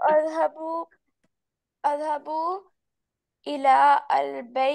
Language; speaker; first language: Arabic; non-native, learner; Urdu